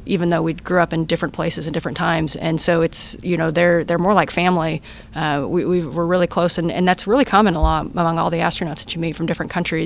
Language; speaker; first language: English; native; English